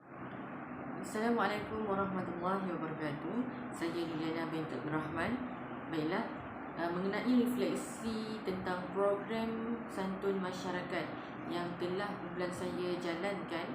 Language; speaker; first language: Malay; native; Malay